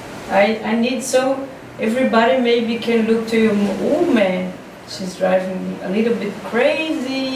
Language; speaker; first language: English; non-native, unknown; Portuguese